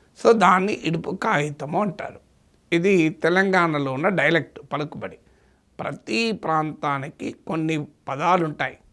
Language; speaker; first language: Telugu; native; Telugu